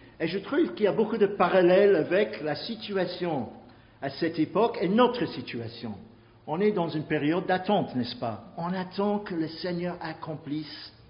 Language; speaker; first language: French; non-native, fluent; English